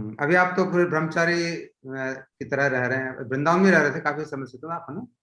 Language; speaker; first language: Hindi; native; Hindi